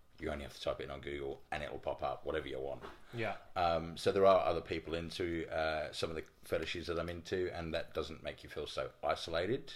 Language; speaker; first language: English; native; English